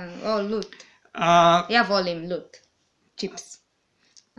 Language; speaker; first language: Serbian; non-native, learner; English